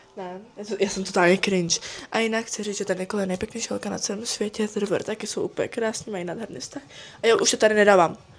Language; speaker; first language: Czech; native; Czech